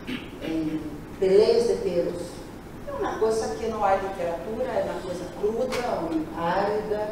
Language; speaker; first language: Spanish; non-native, learner; Portuguese